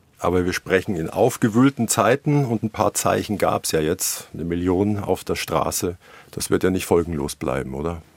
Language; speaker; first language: German; native; German